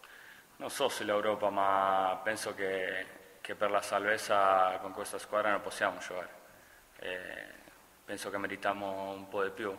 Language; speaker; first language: Italian; non-native, fluent; Spanish